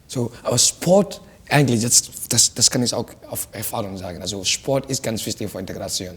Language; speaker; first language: German; non-native, fluent; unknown